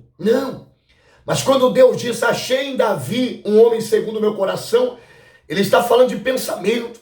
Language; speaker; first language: Portuguese; native; Portuguese